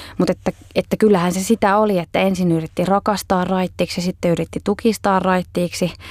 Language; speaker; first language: Finnish; native; Finnish